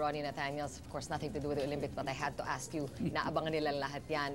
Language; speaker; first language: English; non-native, local second language; Filipino